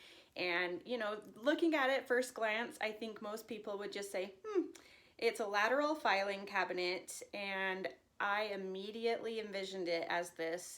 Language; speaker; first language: English; native; English